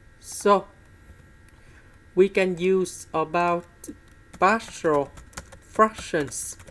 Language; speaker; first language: English; non-native, fluent; Vietnamese